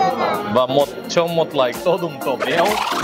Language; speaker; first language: Vietnamese; non-native, learner; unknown